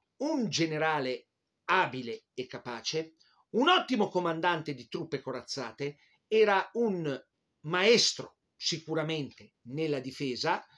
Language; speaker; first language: Italian; native; Italian